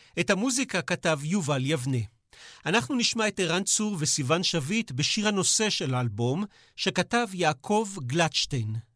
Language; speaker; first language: Hebrew; native; Hebrew